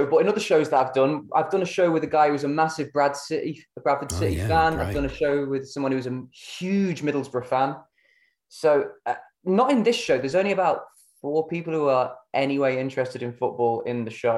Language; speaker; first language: English; native; English